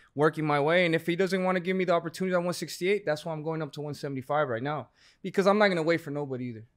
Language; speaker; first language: English; native; English